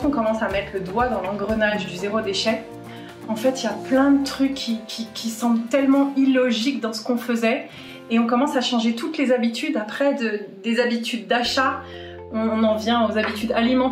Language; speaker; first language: French; native; French